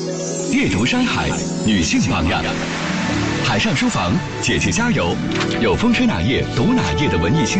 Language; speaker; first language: Chinese; native; Chinese